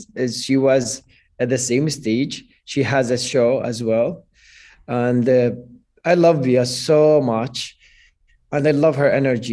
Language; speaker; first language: English; non-native, fluent; Arabic